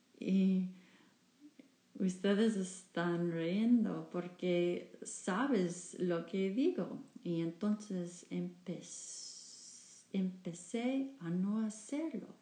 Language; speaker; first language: Spanish; non-native, learner; English